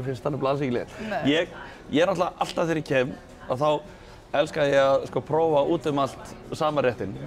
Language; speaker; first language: Icelandic; native; Icelandic